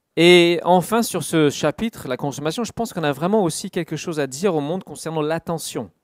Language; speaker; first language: French; non-native, fluent; English